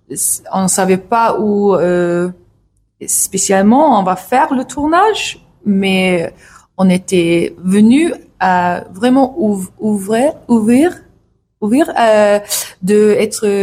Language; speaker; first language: French; non-native, learner; English